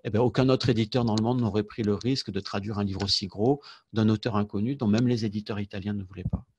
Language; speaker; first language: French; native; French